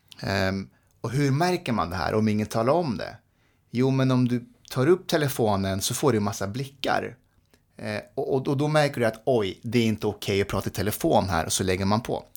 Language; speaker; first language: Swedish; early bilingual, other home language; Persian